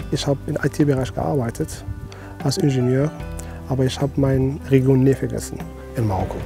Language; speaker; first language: German; non-native, fluent; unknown